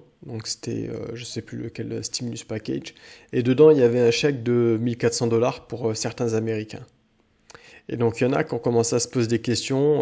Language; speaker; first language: French; native; French